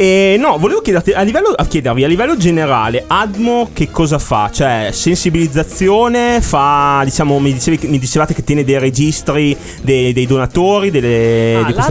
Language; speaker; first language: Italian; native; Italian